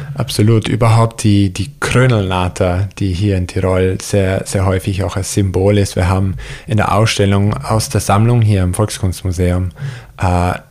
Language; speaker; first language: German; early bilingual, heritage; German